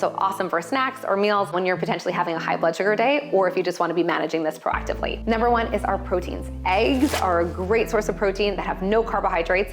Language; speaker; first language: English; native; English